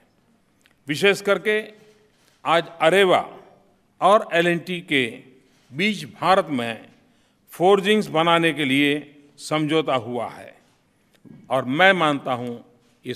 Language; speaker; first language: Hindi; non-native, local second language; Gujarati